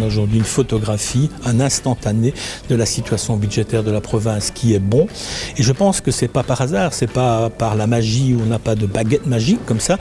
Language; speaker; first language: French; native; French